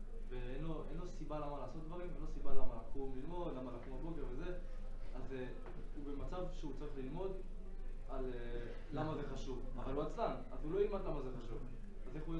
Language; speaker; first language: Hebrew; native; Hebrew